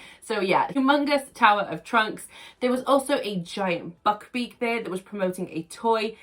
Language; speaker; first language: English; native; English